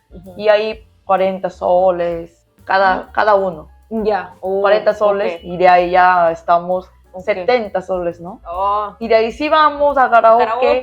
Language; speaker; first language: Spanish; non-native, learner; Korean